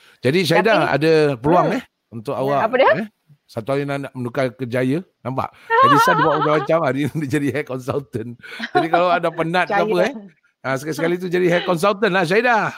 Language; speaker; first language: Malay; native; Malay